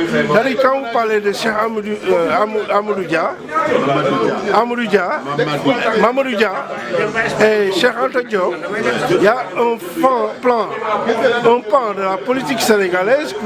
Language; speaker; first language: French; non-native, local second language; Wolof